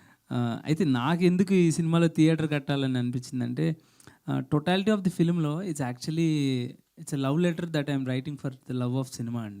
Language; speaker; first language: Telugu; native; Telugu